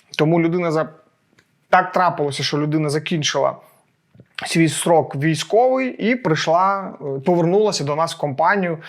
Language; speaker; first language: Ukrainian; non-native, local second language; Russian